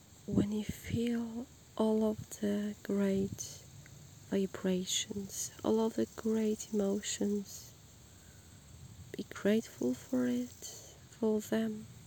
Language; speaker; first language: English; non-native, fluent; Polish